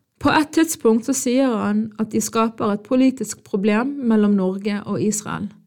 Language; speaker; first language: Norwegian; early bilingual, other home language; Arabic